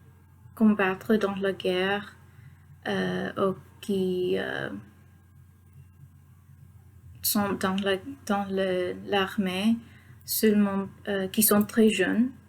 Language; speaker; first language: French; non-native, fluent; Spanish